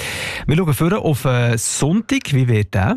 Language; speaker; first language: German; native; German